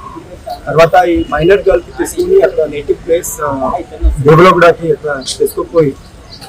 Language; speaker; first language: Telugu; non-native, learner; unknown